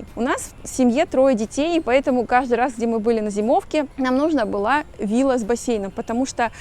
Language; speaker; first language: Russian; native; Russian